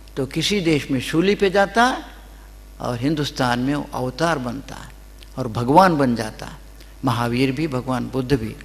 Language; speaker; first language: Hindi; non-native, local second language; Kannada